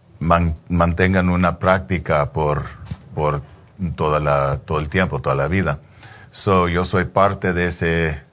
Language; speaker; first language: Spanish; early bilingual, heritage; English